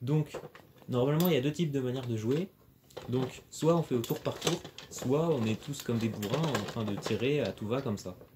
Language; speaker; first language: French; native; French